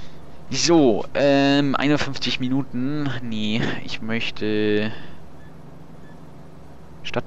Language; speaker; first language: German; native; German